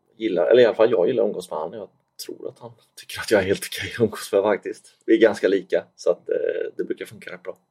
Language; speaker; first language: Swedish; native; Swedish